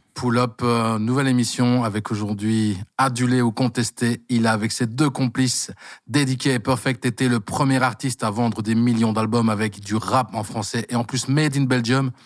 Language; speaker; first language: French; native; French